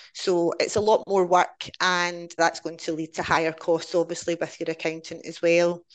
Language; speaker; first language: English; native; English